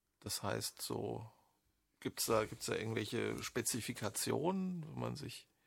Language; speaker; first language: German; native; German